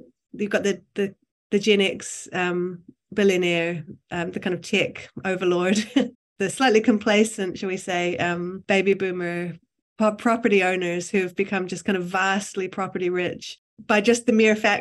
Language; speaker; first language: English; native; English